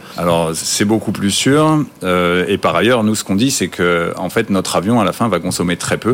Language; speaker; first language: French; native; French